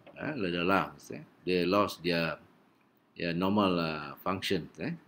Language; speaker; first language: English; non-native, local second language; Malay